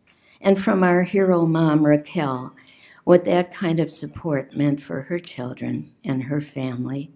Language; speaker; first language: English; native; English